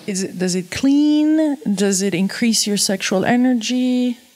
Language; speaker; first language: English; non-native, fluent; French